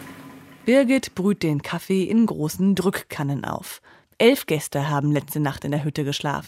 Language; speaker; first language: German; native; German